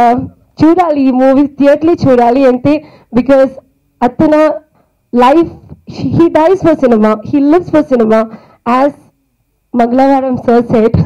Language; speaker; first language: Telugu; non-native, learner; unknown